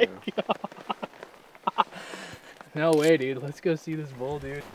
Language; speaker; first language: English; native; English